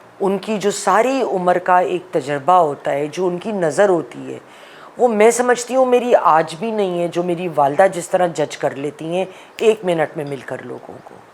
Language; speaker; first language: Urdu; native; Urdu